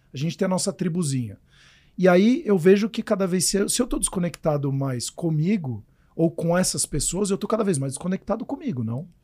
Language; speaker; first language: Portuguese; native; Portuguese